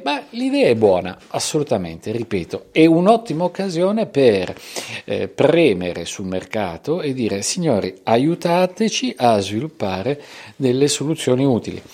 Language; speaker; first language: Italian; native; Italian